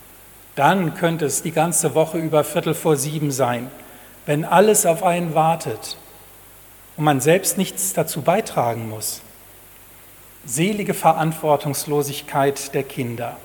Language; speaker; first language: German; native; German